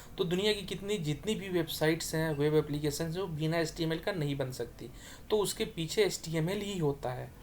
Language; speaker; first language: Hindi; native; Hindi